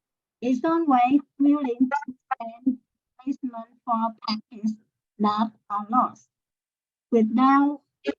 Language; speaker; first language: English; non-native, learner; Vietnamese